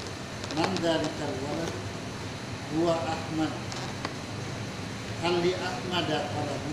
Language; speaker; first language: Arabic; non-native, fluent; Indonesian